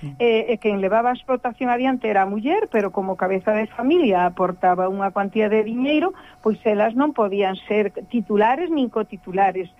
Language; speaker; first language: Galician; native; Galician